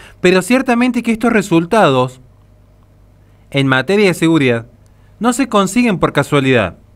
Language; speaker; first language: Spanish; native; Spanish